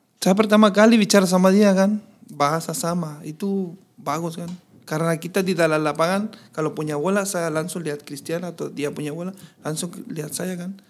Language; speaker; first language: Indonesian; non-native, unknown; Spanish